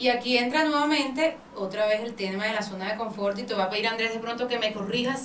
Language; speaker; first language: Spanish; native; Spanish